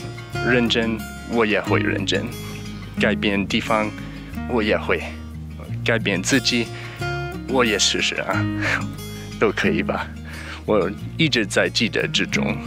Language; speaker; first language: Chinese; non-native, learner; English